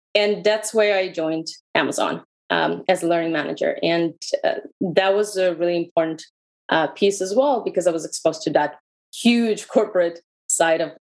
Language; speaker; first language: English; non-native, fluent; Hebrew